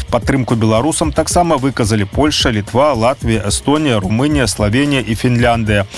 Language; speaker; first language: Belarusian; native; Belarusian